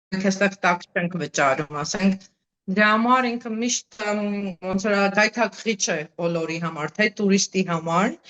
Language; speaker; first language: Armenian; native; Armenian